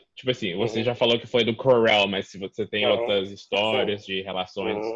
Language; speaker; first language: Portuguese; early bilingual, heritage; Portuguese